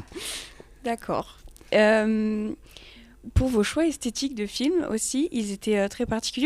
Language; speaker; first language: French; native; French